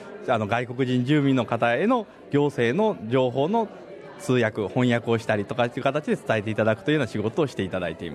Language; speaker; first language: Japanese; native; Japanese